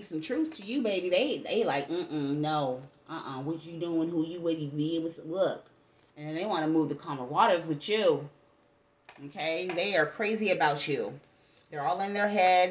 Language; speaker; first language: English; native; English